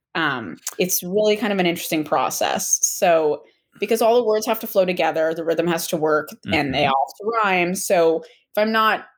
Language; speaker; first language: English; native; English